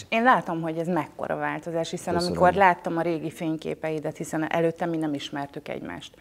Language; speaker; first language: Hungarian; native; Hungarian